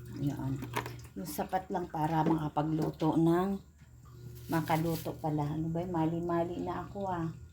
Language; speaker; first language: Filipino; non-native, local second language; Cebuano